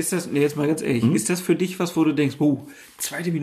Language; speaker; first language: German; native; German